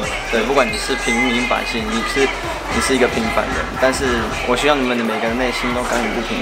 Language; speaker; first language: Chinese; native; Chinese